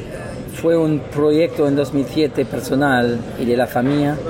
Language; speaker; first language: Spanish; non-native, learner; French